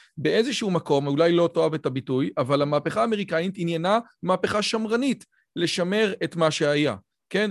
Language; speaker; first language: Hebrew; native; Hebrew